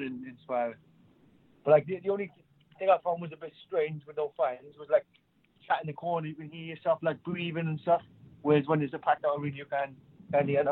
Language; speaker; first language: English; native; English